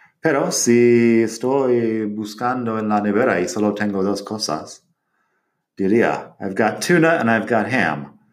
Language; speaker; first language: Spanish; non-native, fluent; English